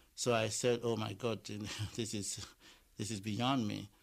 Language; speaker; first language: English; non-native, local second language; Yoruba